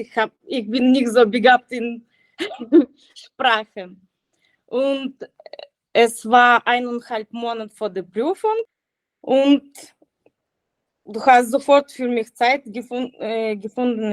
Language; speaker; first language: German; non-native, learner; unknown